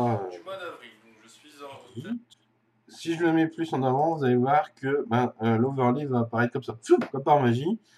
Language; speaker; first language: French; native; French